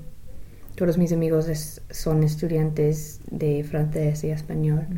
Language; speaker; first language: Spanish; non-native, fluent; English